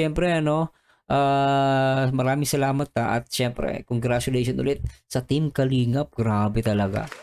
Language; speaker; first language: Filipino; native; Filipino